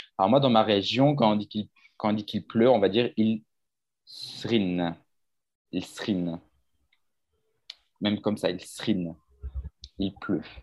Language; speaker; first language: French; native; French